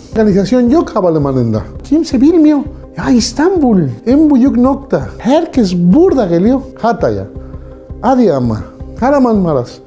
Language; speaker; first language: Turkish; non-native, learner; Spanish